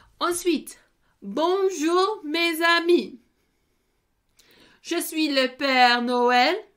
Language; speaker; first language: French; non-native, fluent; English